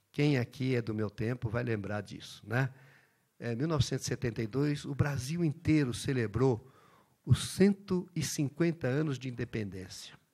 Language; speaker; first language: Portuguese; early bilingual, other home language; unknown